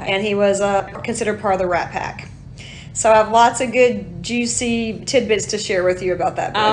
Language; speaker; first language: English; native; English